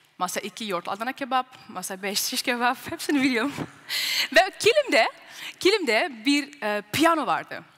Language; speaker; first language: Turkish; early bilingual, heritage; Turkish